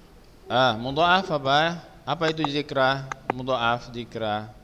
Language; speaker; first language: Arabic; non-native, fluent; Indonesian